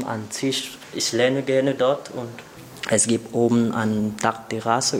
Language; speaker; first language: German; non-native, learner; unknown